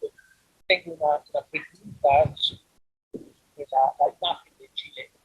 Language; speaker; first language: Spanish; non-native, fluent; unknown